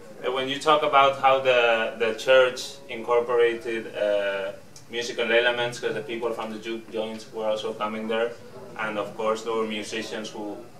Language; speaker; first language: English; non-native, fluent; Spanish